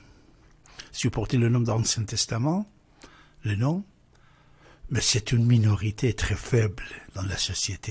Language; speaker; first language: French; non-native, fluent; Persian